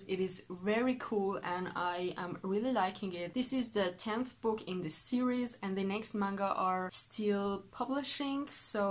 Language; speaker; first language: English; non-native, fluent; Persian